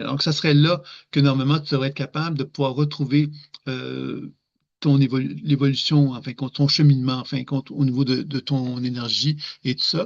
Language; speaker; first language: French; native; French